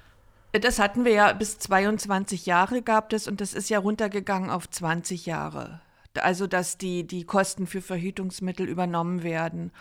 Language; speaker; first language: German; native; German